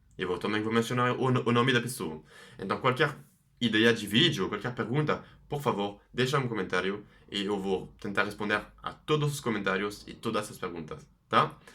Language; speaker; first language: Portuguese; non-native, fluent; French